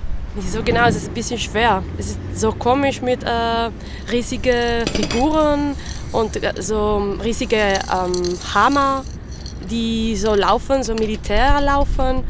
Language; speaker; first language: German; non-native, learner; French